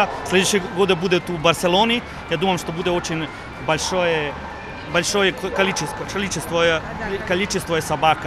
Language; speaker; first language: Russian; non-native, learner; Serbian